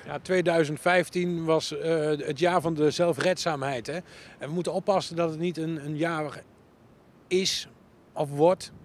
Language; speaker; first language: Dutch; native; Dutch